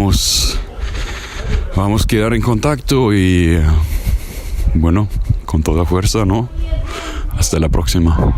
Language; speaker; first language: Spanish; non-native, fluent; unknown